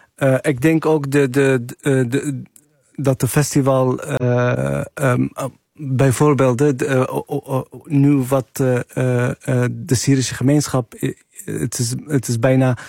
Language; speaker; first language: Dutch; non-native, fluent; Arabic